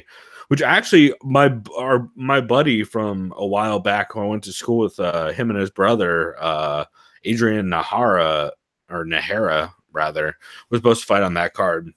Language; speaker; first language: English; native; English